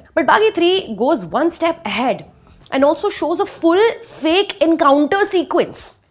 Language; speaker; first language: English; non-native, local second language; Hindi